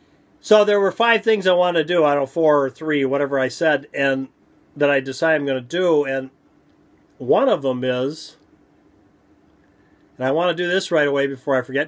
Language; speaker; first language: English; native; English